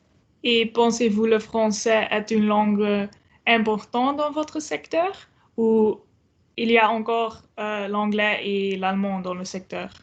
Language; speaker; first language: French; non-native, local second language; Dutch